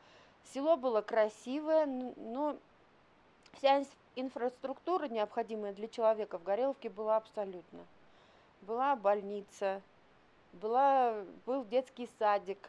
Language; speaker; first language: Russian; native; Russian